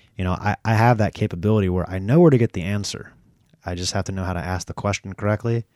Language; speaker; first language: English; native; English